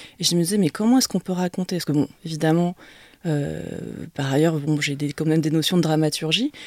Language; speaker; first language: French; early bilingual, other home language; Vietnamese